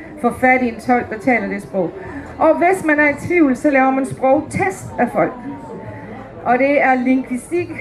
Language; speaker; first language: Danish; native; Danish